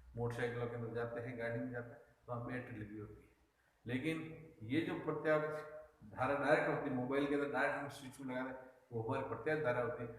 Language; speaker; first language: Hindi; native; Hindi